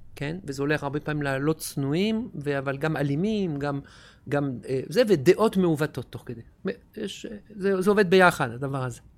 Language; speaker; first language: Hebrew; non-native, fluent; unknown